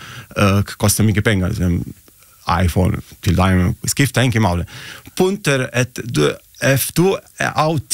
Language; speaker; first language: Icelandic; non-native, learner; Italian